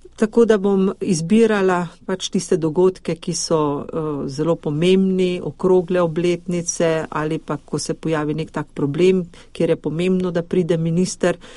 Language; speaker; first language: Slovenian; native; Slovenian